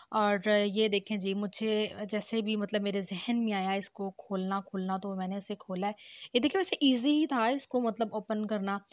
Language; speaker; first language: Urdu; native; Urdu